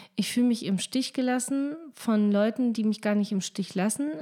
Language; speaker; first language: German; native; German